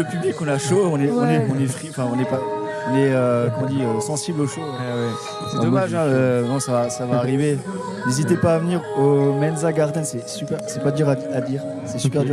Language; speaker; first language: French; native; French